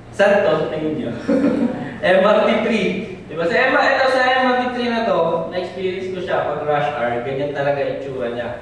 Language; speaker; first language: Filipino; native; Filipino